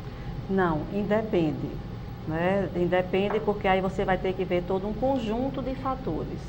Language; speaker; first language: Portuguese; native; Portuguese